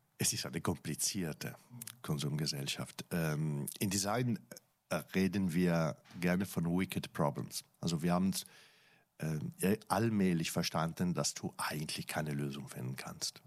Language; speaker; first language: German; non-native, fluent; Italian